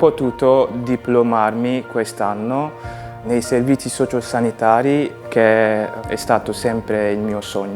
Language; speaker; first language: Italian; non-native, fluent; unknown